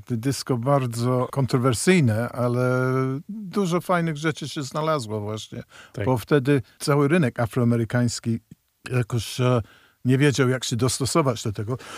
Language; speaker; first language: Polish; early bilingual, heritage; Polish